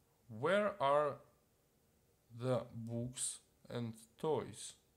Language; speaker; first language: English; non-native, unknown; Ukrainian